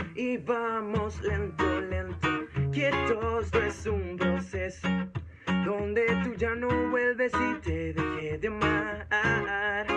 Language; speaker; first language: Spanish; native; Spanish